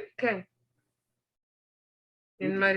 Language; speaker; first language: English; non-native, learner; Russian